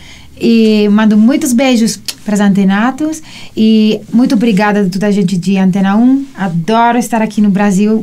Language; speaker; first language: Portuguese; non-native, learner; Italian